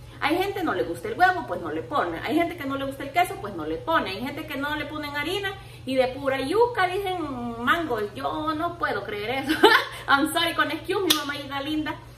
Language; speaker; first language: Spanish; native; Spanish